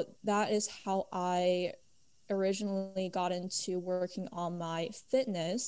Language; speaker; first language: English; early bilingual, other home language; Chinese